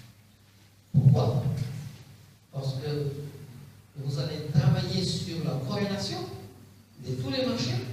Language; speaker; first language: French; non-native, local second language; Arabic